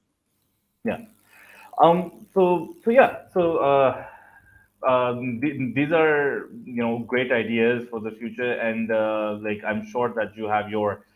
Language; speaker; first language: English; non-native, local second language; Urdu